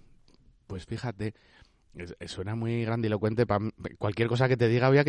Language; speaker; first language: Spanish; native; Spanish